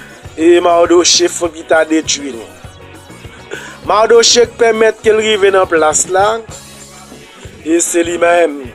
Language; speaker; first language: French; non-native, local second language; Haitian Creole